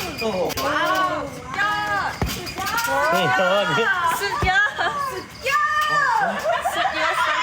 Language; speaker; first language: Thai; native; Thai